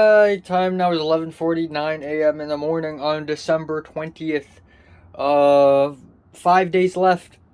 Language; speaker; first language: English; non-native, local second language; Cantonese